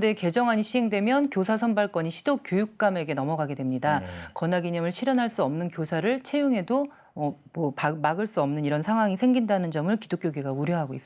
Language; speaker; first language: Korean; native; Korean